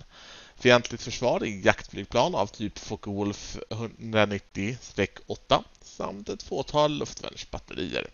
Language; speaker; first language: Swedish; native; Swedish